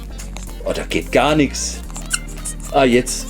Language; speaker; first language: German; native; German